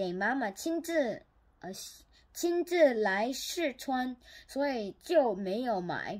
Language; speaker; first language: Chinese; non-native, learner; Korean